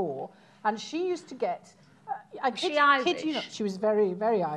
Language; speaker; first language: English; native; English